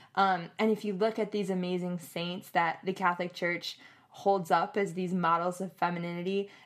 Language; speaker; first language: English; native; English